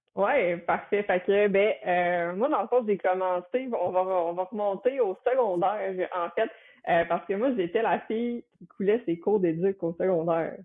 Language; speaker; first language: French; native; French